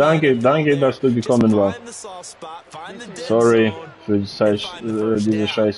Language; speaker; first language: German; non-native, learner; Russian